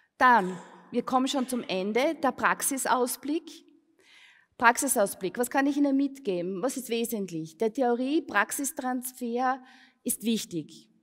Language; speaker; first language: German; native; German